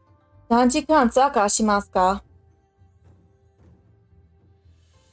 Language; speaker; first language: Japanese; non-native, learner; English